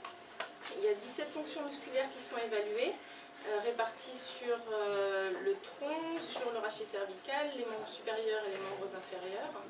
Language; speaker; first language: French; native; French